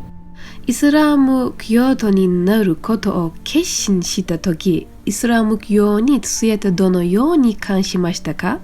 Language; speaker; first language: Japanese; non-native, fluent; Turkish